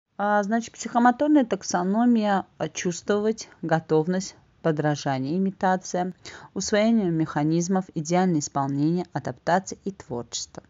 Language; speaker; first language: Russian; non-native, local second language; Azerbaijani